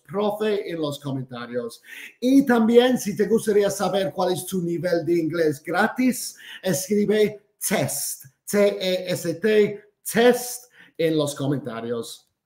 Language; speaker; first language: Spanish; non-native, fluent; English